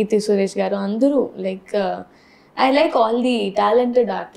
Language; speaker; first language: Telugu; non-native, learner; Tamil